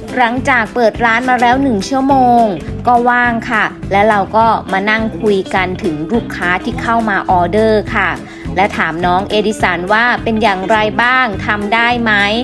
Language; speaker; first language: Thai; native; Thai